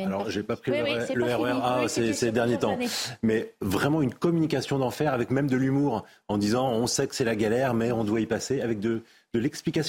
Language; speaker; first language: French; native; French